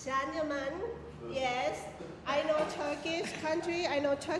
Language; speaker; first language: English; non-native, learner; Thai